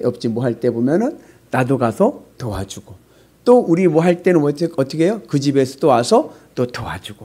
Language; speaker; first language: Korean; native; Korean